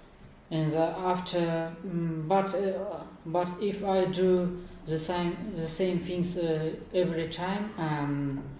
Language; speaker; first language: English; non-native, learner; Kazakh